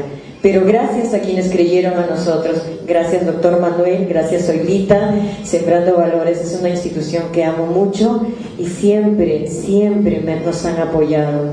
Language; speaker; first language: Spanish; native; Spanish